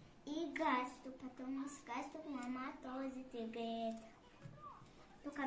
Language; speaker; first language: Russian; non-native, local second language; Kazakh